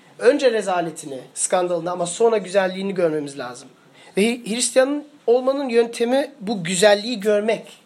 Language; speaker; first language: Turkish; early bilingual, heritage; Turkish